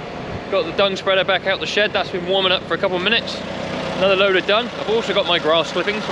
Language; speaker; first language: English; native; English